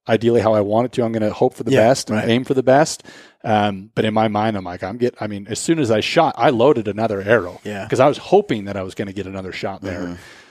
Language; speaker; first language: English; native; English